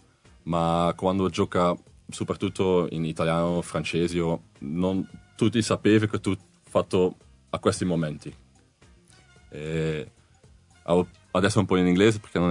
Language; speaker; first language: Italian; non-native, learner; Dutch